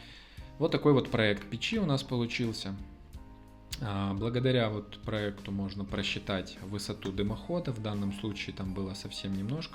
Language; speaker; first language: Russian; native; Russian